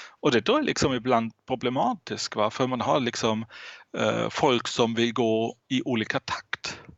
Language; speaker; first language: Swedish; non-native, fluent; German